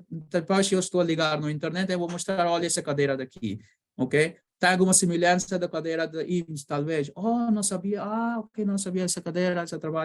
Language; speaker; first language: Portuguese; non-native, learner; Bangla